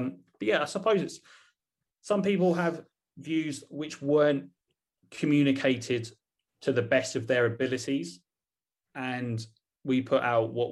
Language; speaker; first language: English; native; English